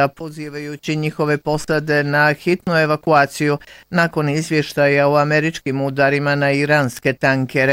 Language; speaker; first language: Bosnian; native; Bosnian